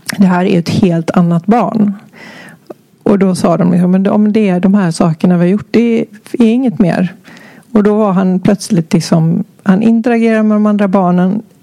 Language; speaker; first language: Swedish; native; Swedish